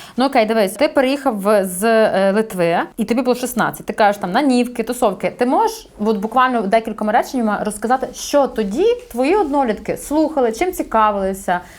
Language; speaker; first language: Ukrainian; native; Ukrainian